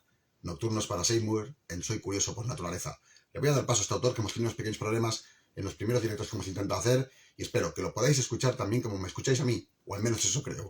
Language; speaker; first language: Spanish; native; Spanish